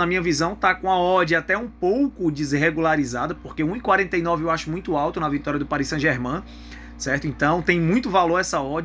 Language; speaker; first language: Portuguese; native; Portuguese